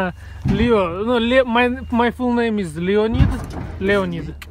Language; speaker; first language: English; non-native, learner; Russian